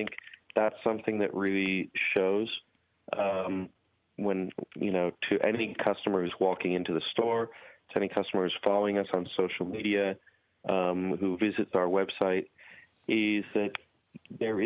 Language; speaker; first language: English; native; English